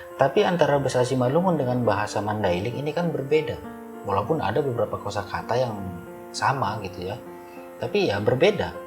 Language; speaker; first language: Indonesian; native; Indonesian